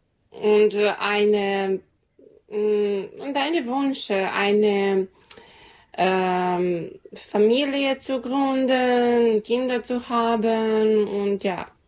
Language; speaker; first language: German; non-native, learner; Serbian